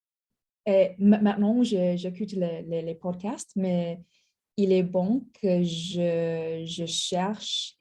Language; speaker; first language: French; non-native, learner; English